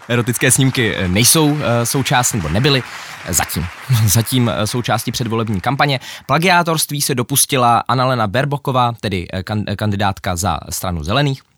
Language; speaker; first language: Czech; early bilingual, other home language; Ukrainian